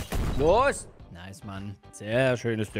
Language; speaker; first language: German; native; German